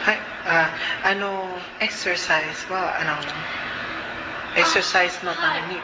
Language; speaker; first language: Japanese; non-native, learner; Cebuano